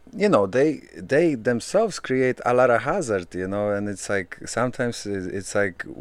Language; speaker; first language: English; early bilingual, other home language; Polish